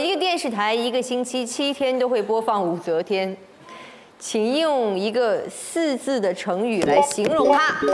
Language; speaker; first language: Chinese; native; Chinese